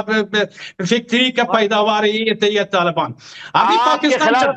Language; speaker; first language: Hindi; non-native, fluent; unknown